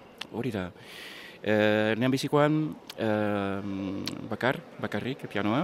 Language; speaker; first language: Basque; non-native, learner; English